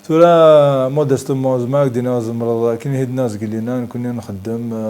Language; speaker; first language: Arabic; non-native, local second language; Kabyle